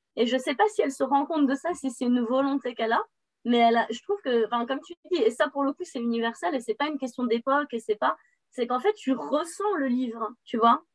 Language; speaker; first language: French; native; French